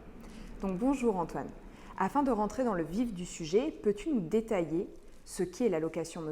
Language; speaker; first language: French; native; French